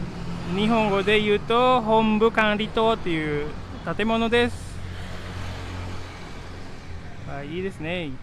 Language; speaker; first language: Japanese; non-native, fluent; Indonesian